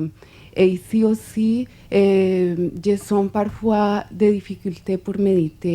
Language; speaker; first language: French; non-native, fluent; Spanish